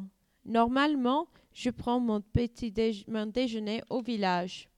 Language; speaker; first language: French; non-native, learner; English